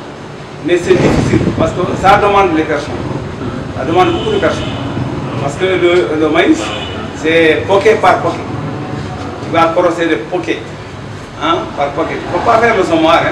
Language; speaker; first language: French; non-native, local second language; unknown